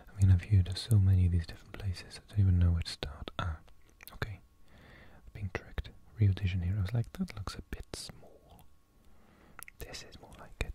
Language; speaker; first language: English; native; English